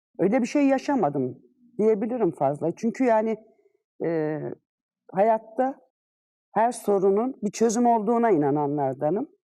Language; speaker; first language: Turkish; native; Turkish